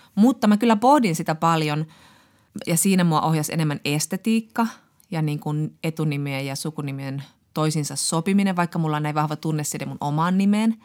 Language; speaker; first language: Finnish; native; Finnish